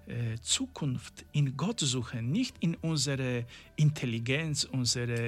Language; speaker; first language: German; non-native, learner; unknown